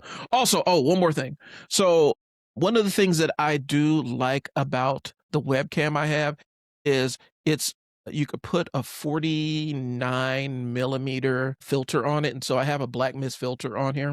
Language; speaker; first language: English; native; English